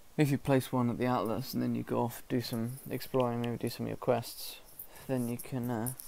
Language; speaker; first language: English; native; English